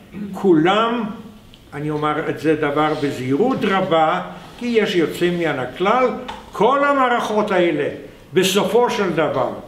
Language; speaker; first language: Hebrew; non-native, fluent; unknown